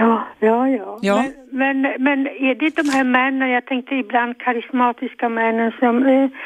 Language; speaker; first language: Swedish; non-native, fluent; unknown